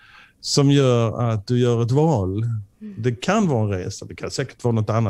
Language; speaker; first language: Swedish; native; Swedish